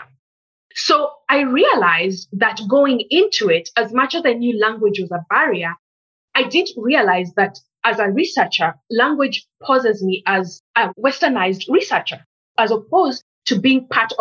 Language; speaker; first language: English; native; English